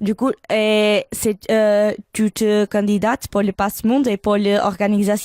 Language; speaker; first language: French; non-native, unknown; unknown